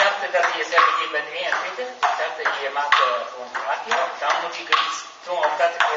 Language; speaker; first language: Dutch; non-native, learner; Chinese